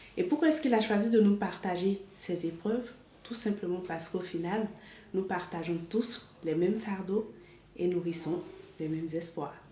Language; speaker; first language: French; native; French